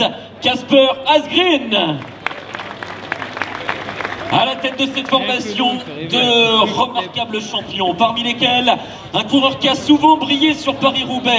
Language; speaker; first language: French; native; French